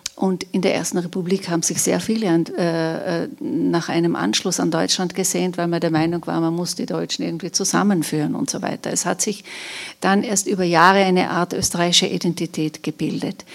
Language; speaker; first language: German; non-native, local second language; Slovenian